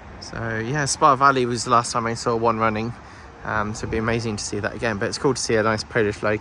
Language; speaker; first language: English; native; English